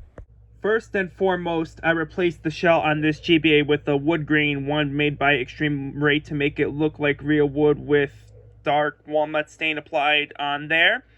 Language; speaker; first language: English; native; English